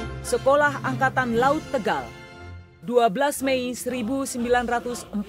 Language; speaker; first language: Indonesian; native; Indonesian